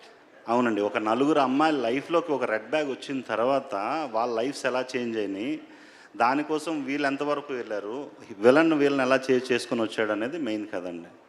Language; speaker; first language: Telugu; native; Telugu